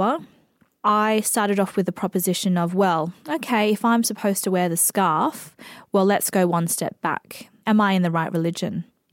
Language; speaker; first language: English; native; English